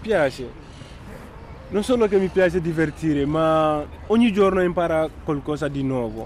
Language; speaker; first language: Italian; non-native, learner; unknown